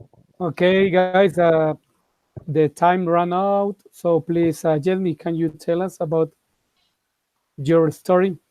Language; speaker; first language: English; non-native, fluent; Spanish